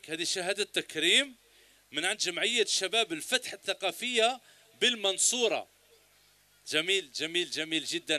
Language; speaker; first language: Arabic; native; Arabic